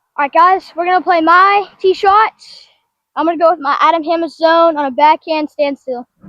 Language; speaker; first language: English; native; English